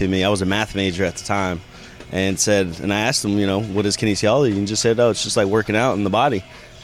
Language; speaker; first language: English; early bilingual, other home language; Spanish